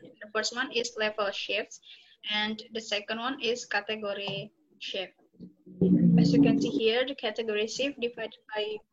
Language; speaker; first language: English; non-native, local second language; Indonesian